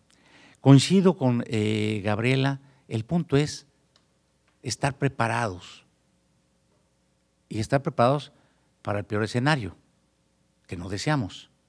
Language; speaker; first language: Spanish; native; Spanish